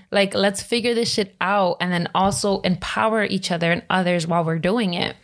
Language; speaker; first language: English; native; English